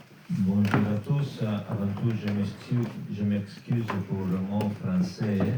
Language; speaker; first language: French; non-native, fluent; Italian